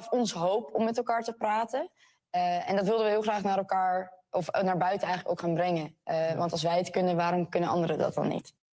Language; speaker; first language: Dutch; native; Dutch